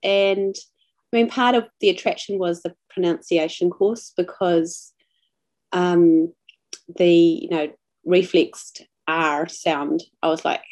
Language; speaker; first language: English; native; English